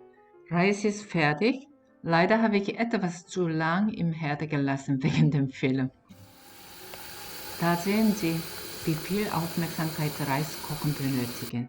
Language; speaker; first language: German; non-native, learner; Korean